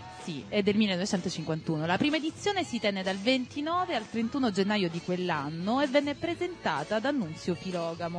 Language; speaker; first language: Italian; native; Italian